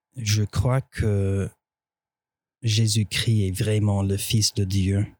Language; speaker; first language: French; non-native, fluent; English